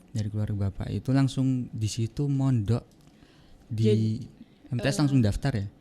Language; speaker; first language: Indonesian; native; Indonesian